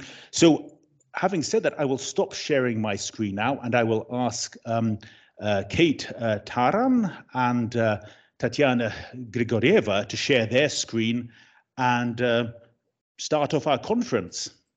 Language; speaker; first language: English; native; English